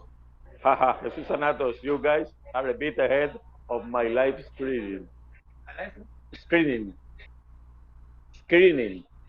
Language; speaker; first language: English; non-native, fluent; Spanish